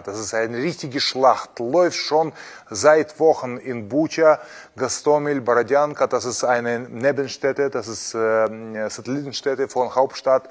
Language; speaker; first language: German; non-native, fluent; Russian